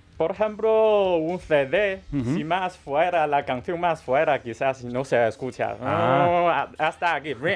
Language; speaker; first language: Spanish; non-native, learner; Chinese